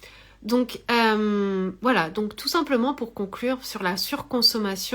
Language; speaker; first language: French; native; French